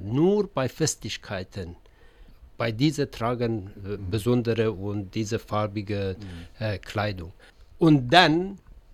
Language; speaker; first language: German; non-native, learner; Persian